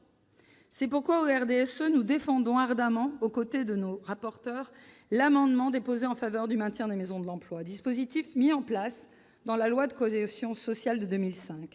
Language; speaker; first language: French; native; French